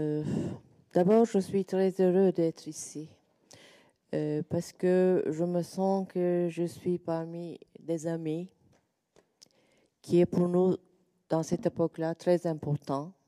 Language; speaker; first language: French; non-native, learner; Turkish